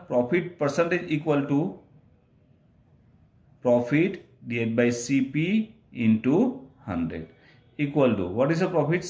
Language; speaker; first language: English; non-native, local second language; Gujarati